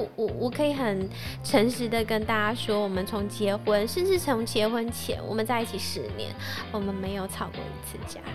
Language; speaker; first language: Chinese; non-native, local second language; Hakka Chinese